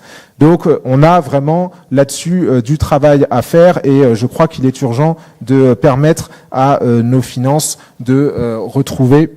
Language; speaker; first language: French; native; French